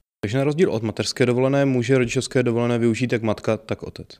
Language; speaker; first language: Czech; native; Czech